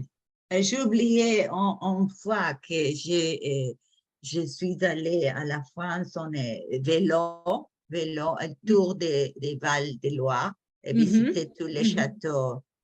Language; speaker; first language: French; non-native, learner; English